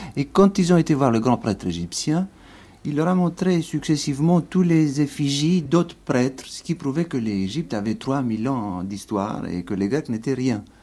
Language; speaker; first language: French; non-native, fluent; Greek